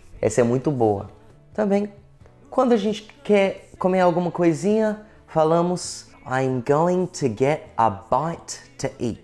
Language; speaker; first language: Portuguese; non-native, fluent; English